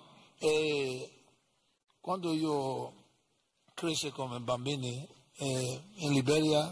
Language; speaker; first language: Italian; non-native, learner; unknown